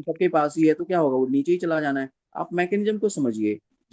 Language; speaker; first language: Hindi; native; Hindi